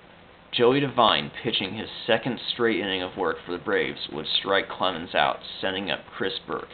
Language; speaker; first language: English; native; English